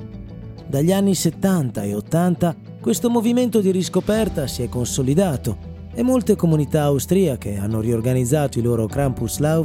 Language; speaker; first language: Italian; native; Italian